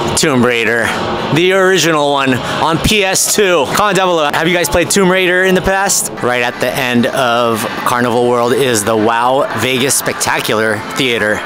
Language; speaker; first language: English; native; English